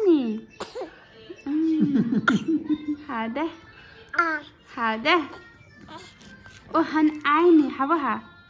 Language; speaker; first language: Chinese; non-native, learner; Nepali